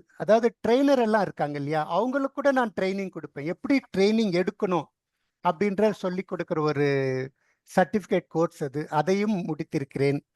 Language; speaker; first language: Tamil; non-native, local second language; Telugu